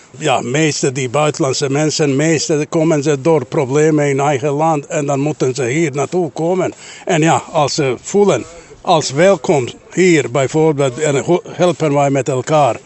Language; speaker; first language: Dutch; non-native, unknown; Bosnian